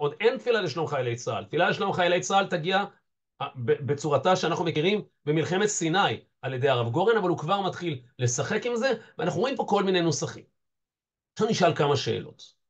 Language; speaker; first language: Hebrew; native; Hebrew